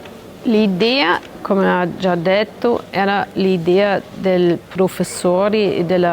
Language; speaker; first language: Italian; non-native, learner; German